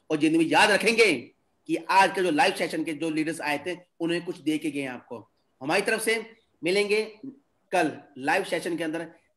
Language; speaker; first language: Hindi; native; Hindi